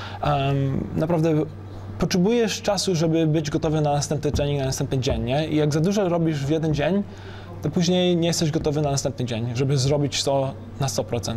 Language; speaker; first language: Polish; early bilingual, heritage; English